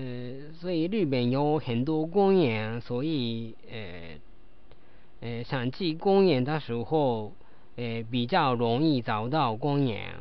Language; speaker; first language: Chinese; non-native, learner; Japanese